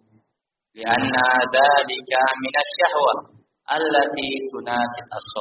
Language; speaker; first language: Arabic; non-native, fluent; Indonesian